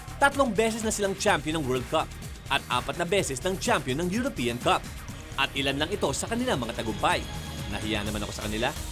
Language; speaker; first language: Filipino; native; Filipino